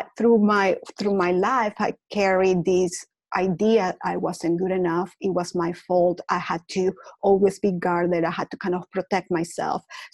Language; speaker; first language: English; non-native, fluent; Spanish